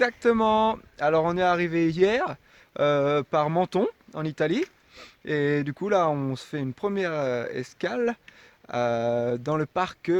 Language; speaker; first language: French; native; French